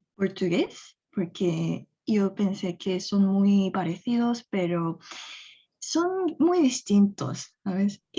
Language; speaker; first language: Spanish; non-native, fluent; Korean